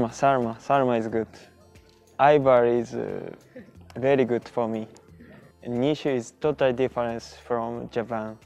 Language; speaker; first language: English; non-native, learner; Japanese